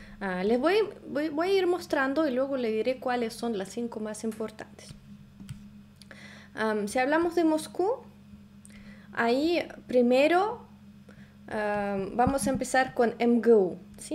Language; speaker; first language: Spanish; non-native, fluent; Russian